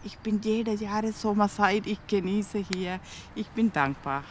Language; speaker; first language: German; non-native, learner; Tamil